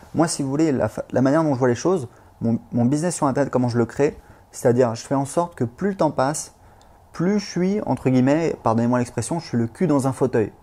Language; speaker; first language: French; native; French